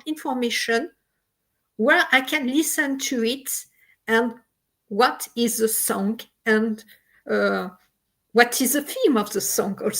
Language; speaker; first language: English; non-native, fluent; French